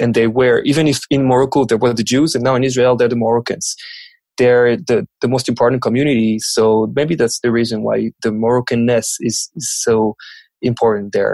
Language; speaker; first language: English; non-native, fluent; French